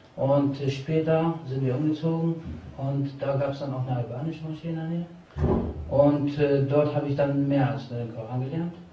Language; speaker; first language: German; early bilingual, other home language; Albanian